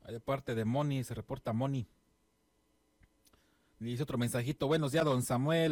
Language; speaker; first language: Spanish; native; Spanish